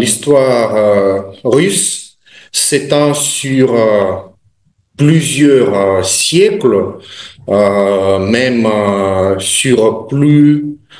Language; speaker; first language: French; non-native, fluent; Russian